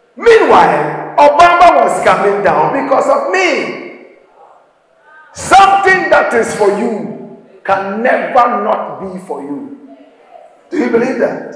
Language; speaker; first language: English; non-native, local second language; Akan